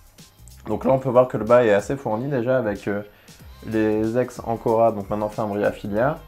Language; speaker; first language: French; native; French